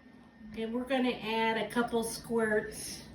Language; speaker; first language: English; native; English